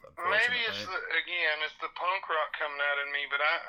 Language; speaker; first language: English; native; English